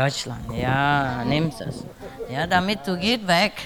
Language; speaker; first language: German; non-native, learner; Vietnamese